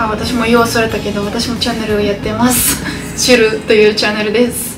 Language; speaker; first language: Japanese; non-native, fluent; Bulgarian